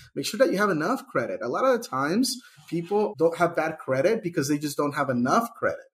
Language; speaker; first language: English; early bilingual, other home language; Spanish